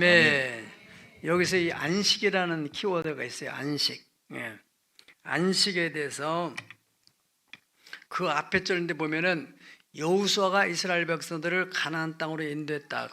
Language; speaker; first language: Korean; native; Korean